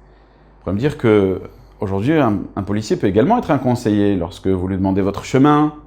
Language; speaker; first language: French; native; French